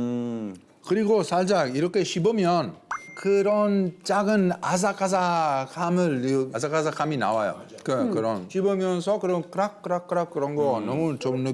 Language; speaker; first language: Korean; non-native, fluent; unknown